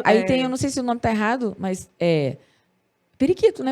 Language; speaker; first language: Portuguese; native; Portuguese